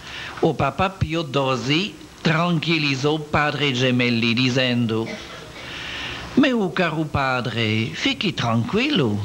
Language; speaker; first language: Portuguese; non-native, learner; French